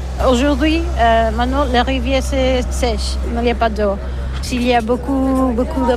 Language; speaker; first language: French; non-native, learner; Catalan